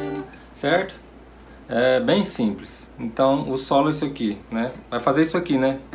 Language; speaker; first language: Portuguese; native; Portuguese